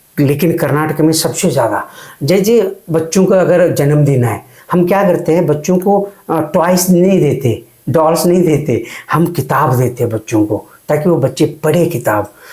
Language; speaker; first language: Hindi; non-native, local second language; Kannada